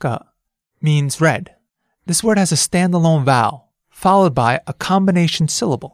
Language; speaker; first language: English; native; English